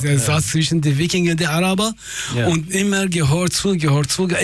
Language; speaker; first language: German; non-native, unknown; Persian